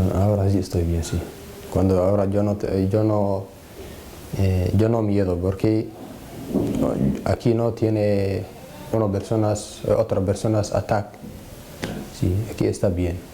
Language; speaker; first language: Spanish; non-native, learner; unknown